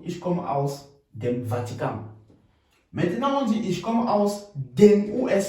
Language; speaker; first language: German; non-native, fluent; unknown